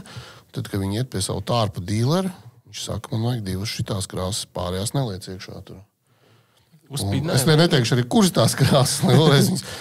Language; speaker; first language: Latvian; native; Latvian